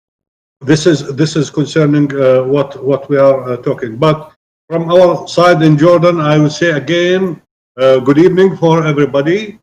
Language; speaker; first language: English; non-native, fluent; Arabic